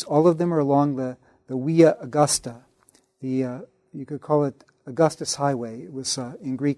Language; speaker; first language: English; native; English